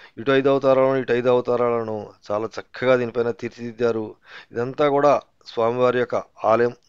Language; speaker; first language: Telugu; native; Telugu